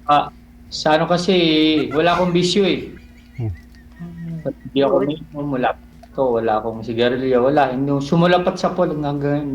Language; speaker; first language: Filipino; non-native, local second language; Cebuano